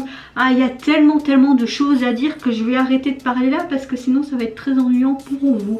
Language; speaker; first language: French; native; French